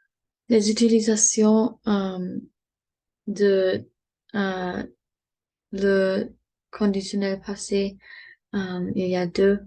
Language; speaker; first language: French; non-native, learner; English